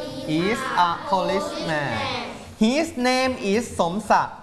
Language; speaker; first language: English; non-native, fluent; Thai